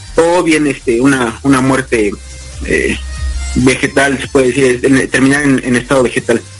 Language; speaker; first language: Spanish; native; Spanish